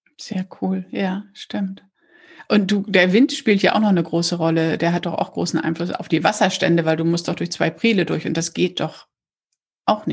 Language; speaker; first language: German; native; German